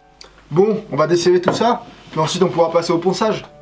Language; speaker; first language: French; native; French